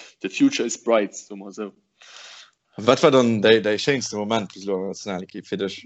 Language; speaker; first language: Luxembourgish; native; Luxembourgish